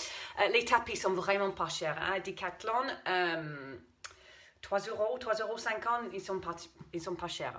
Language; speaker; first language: French; non-native, fluent; English